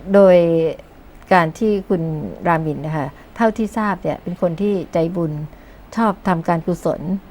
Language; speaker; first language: Thai; native; Thai